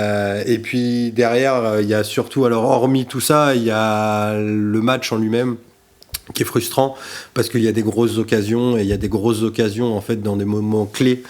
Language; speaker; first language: French; native; French